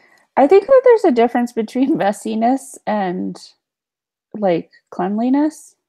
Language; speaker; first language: English; native; English